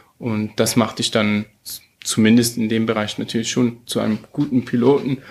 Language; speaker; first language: German; early bilingual, heritage; German